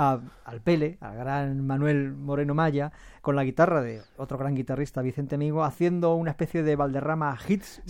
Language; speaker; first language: Spanish; native; Spanish